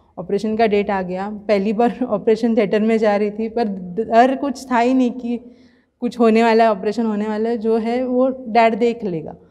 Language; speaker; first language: Hindi; non-native, local second language; Marathi